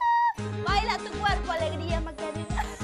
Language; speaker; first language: Spanish; native; Spanish